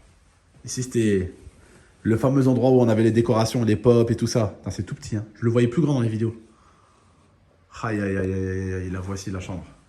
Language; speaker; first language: French; native; French